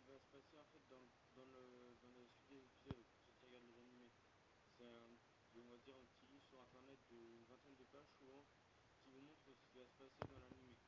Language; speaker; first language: French; native; French